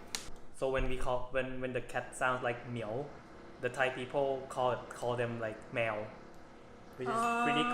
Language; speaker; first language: English; non-native, fluent; Thai